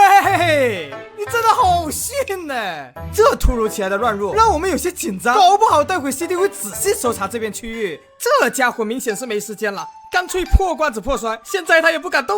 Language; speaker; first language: Chinese; native; Chinese